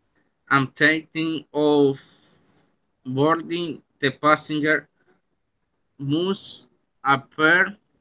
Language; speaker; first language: English; non-native, learner; Spanish